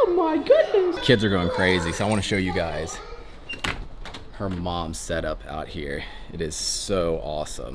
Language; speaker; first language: English; native; English